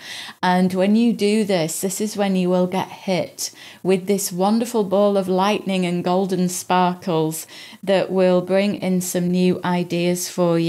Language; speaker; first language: English; native; English